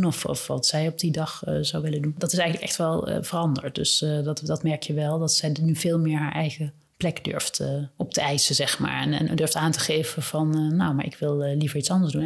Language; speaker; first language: Dutch; native; Dutch